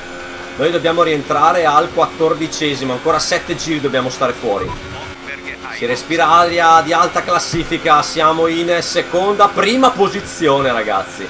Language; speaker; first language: Italian; native; Italian